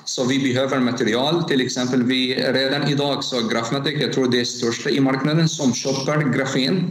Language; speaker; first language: Swedish; non-native, learner; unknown